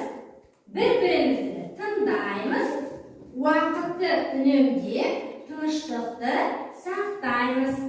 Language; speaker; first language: Kazakh; native; Kazakh